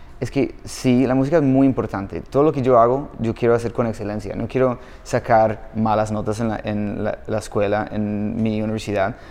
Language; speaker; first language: Spanish; non-native, fluent; English